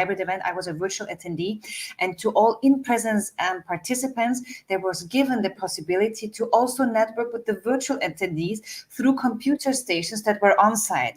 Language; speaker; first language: English; non-native, fluent; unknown